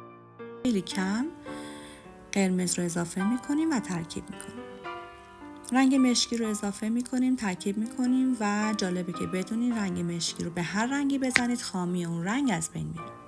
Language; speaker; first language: Persian; native; Persian